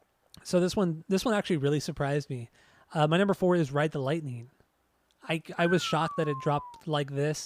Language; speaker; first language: English; native; English